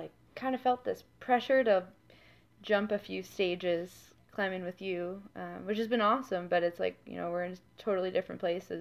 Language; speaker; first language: English; native; English